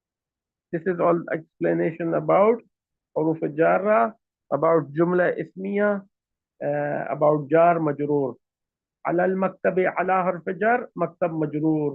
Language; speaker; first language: Arabic; non-native, fluent; Urdu